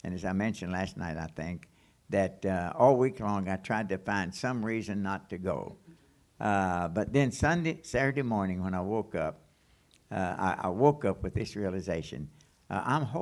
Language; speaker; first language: English; native; English